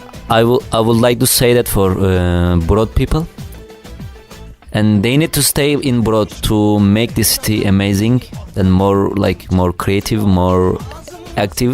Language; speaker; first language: English; non-native, learner; Turkish